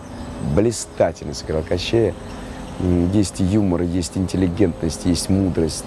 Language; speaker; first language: Russian; native; Russian